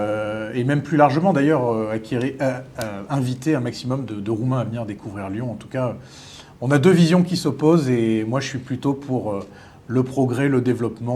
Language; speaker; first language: French; native; French